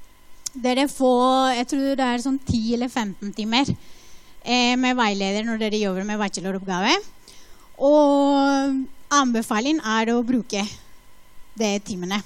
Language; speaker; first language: Norwegian; non-native, fluent; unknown